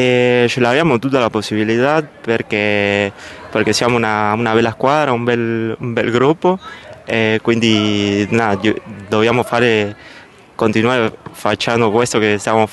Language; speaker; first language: Italian; non-native, learner; Spanish